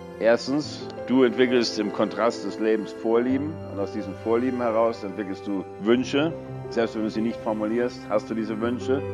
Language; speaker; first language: German; early bilingual, other home language; English